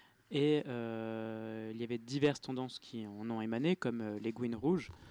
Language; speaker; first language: French; native; French